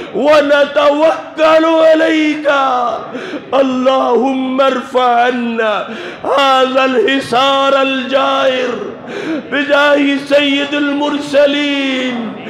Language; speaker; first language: Arabic; non-native, fluent; Urdu